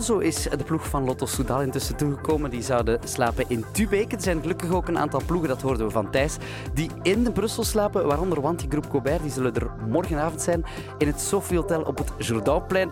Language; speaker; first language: Dutch; native; Dutch